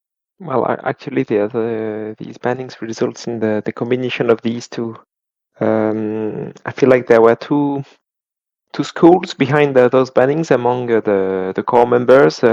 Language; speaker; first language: English; non-native, fluent; French